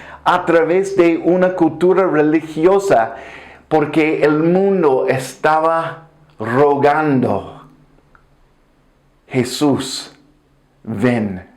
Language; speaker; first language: Spanish; non-native, fluent; English